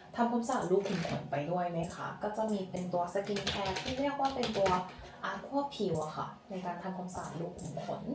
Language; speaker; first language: Thai; non-native, fluent; Korean